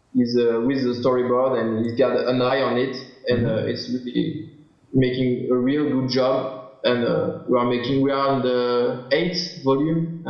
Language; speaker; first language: English; non-native, learner; French